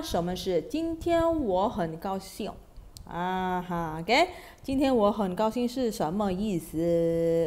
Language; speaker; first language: Chinese; non-native, fluent; Malay